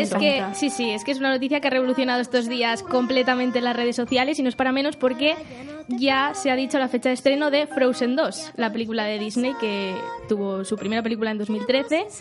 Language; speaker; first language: Spanish; native; Spanish